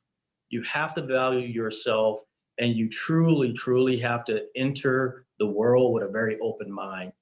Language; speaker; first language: English; native; English